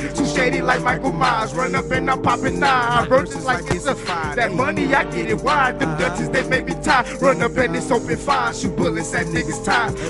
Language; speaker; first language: English; native; English